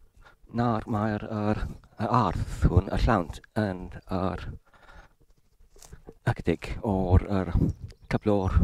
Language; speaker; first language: Welsh; non-native, learner; English